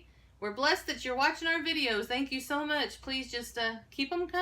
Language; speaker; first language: English; native; English